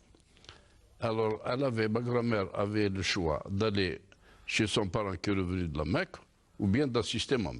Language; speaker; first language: French; non-native, local second language; Kabyle